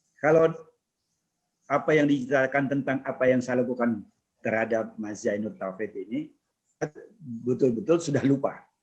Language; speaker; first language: Indonesian; non-native, local second language; Madurese